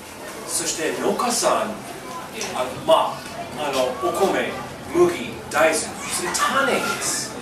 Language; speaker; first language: Japanese; non-native, learner; English